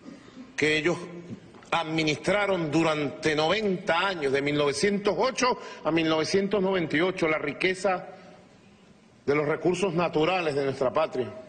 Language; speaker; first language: Spanish; native; Spanish